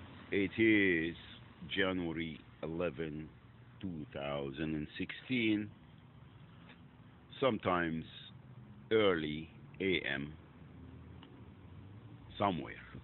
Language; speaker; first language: English; non-native, fluent; Arabic